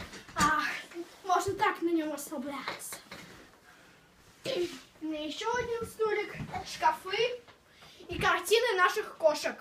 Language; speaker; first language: Russian; early bilingual, heritage; Russian